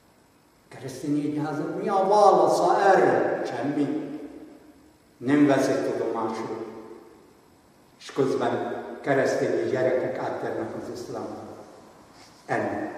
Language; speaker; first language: Hungarian; non-native, fluent; Arabic